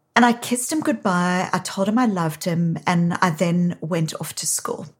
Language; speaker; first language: English; native; English